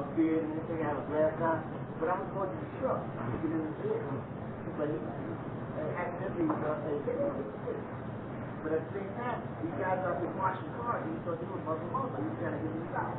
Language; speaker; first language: English; native; English